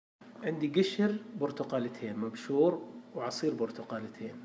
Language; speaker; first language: Arabic; native; Arabic